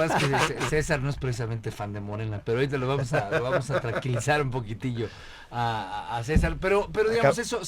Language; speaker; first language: Spanish; native; Spanish